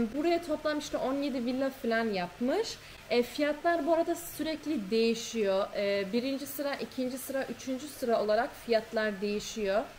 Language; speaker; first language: Turkish; early bilingual, heritage; Turkish